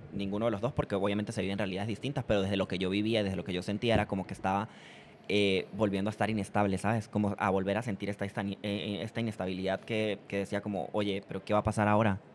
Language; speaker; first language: Spanish; native; Spanish